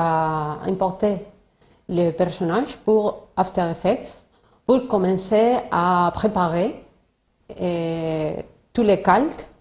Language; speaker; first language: French; non-native, fluent; Spanish